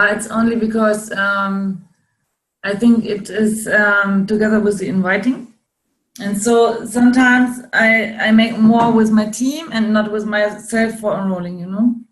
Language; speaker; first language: English; non-native, learner; German